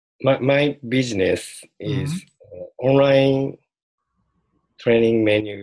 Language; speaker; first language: English; non-native, learner; Japanese